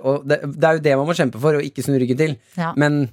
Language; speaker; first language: Norwegian; native; Norwegian